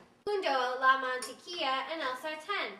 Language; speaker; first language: Spanish; non-native, learner; English